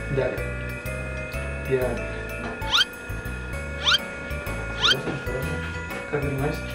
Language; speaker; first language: Russian; non-native, learner; Indonesian